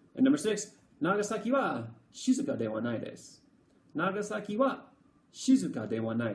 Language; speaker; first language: Japanese; non-native, fluent; English